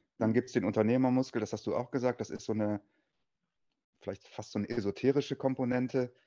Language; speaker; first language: German; native; German